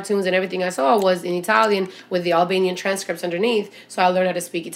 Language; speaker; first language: English; early bilingual, other home language; Albanian